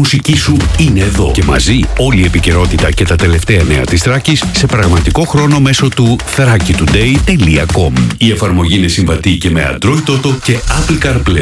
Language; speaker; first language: Greek; native; Greek